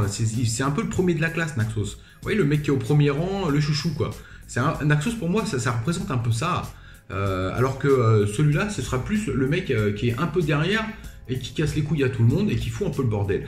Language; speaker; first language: French; native; French